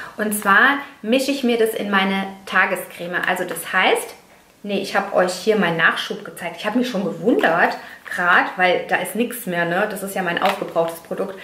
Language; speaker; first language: German; non-native, fluent; Italian